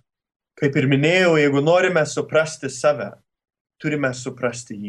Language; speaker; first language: Lithuanian; early bilingual, heritage; Lithuanian